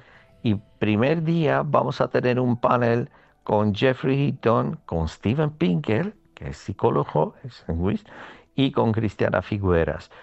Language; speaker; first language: Spanish; non-native, fluent; Armenian